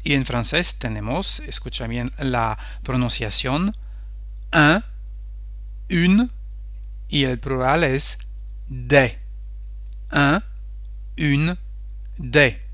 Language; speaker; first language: Spanish; non-native, fluent; French